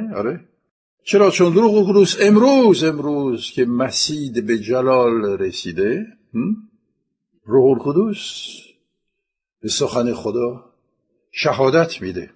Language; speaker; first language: Persian; non-native, fluent; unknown